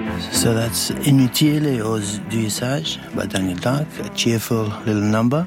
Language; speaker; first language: English; native; English